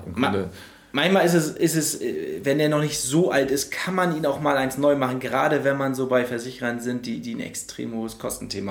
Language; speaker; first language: German; native; German